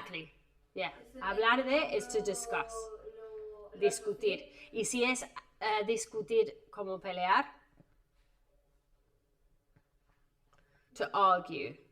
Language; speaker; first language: Spanish; non-native, fluent; English